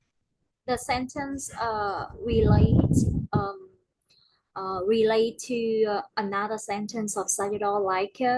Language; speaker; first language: English; non-native, learner; Vietnamese